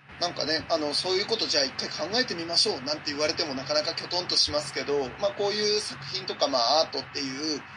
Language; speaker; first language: Japanese; native; Japanese